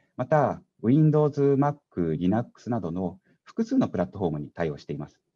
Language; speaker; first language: Japanese; native; Japanese